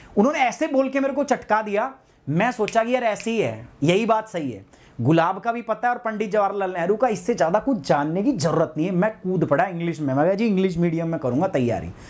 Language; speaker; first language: Hindi; native; Hindi